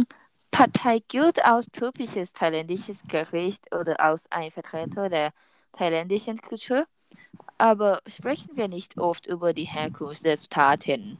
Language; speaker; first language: German; non-native, learner; Thai